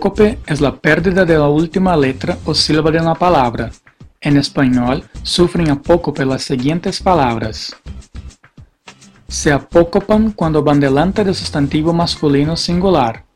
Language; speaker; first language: Spanish; non-native, fluent; Portuguese